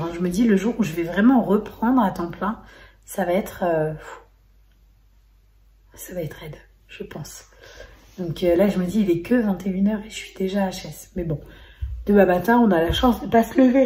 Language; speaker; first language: French; native; French